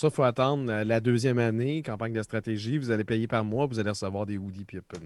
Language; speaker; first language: French; native; French